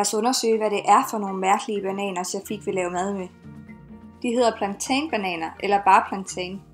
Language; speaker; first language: Danish; native; Danish